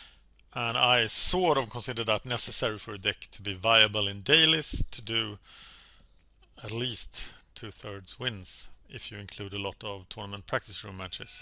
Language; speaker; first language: English; non-native, fluent; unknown